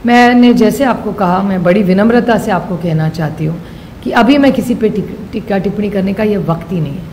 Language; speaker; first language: Hindi; non-native, local second language; Marathi